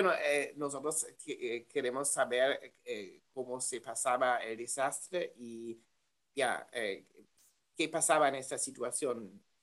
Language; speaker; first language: Spanish; non-native, learner; German